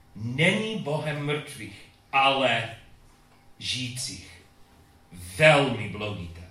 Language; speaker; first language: Czech; non-native, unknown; English